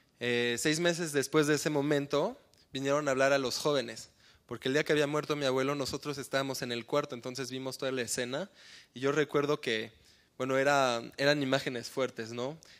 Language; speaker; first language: Spanish; early bilingual, heritage; Spanish